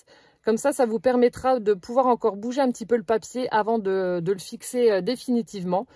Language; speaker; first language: French; native; French